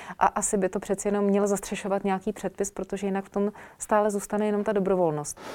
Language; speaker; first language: Czech; native; Czech